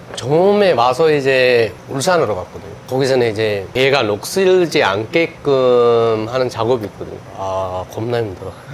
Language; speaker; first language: Korean; non-native, fluent; Sinhala